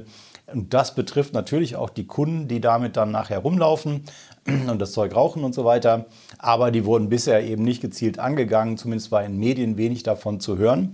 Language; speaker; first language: German; native; German